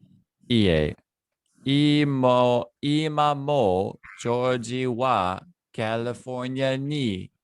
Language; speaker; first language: Japanese; non-native, learner; English